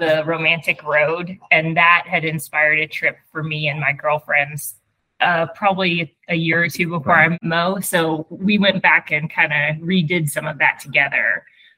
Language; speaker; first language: English; native; English